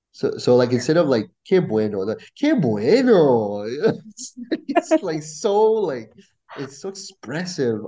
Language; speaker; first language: English; non-native, fluent; French